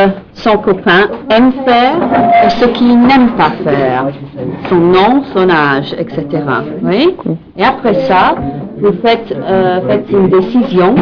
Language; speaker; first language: French; non-native, fluent; English